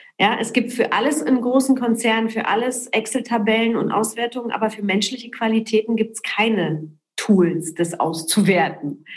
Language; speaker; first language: German; early bilingual, other home language; Polish